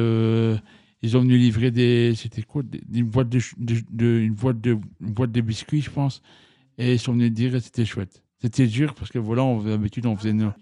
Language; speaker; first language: French; native; French